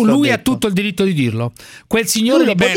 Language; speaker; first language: Italian; native; Italian